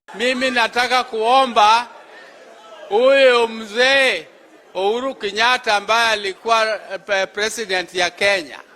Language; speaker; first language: Swahili; non-native, local second language; Luo (Kenya and Tanzania)